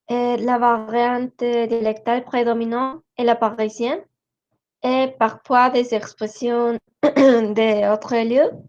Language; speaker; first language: French; non-native, learner; Spanish